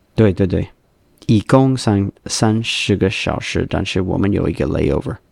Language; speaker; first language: Chinese; non-native, learner; English